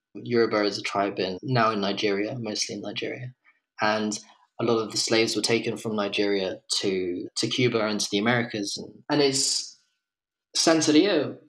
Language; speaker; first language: English; native; English